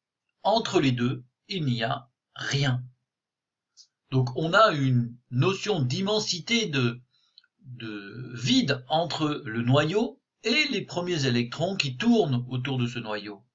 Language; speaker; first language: French; native; French